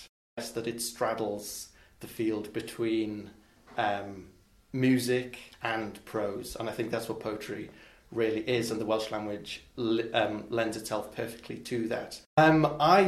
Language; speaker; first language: English; non-native, local second language; Welsh